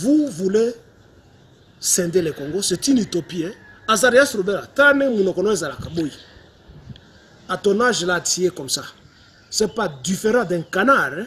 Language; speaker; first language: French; non-native, local second language; Lingala